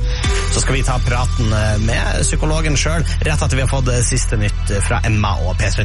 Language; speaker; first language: Norwegian; native; Norwegian